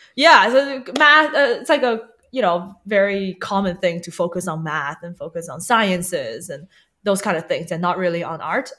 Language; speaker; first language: English; early bilingual, other home language; Chinese